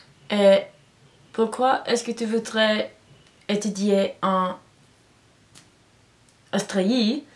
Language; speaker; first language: French; non-native, learner; English